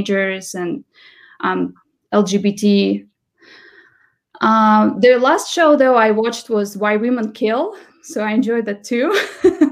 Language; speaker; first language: English; non-native, fluent; Russian